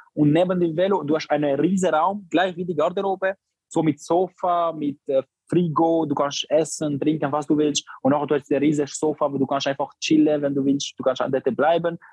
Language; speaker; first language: German; non-native, learner; Albanian